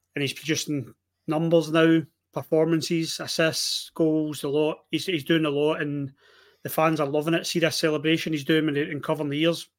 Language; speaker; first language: English; native; English